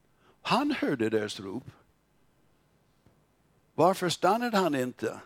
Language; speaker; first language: Swedish; non-native, fluent; English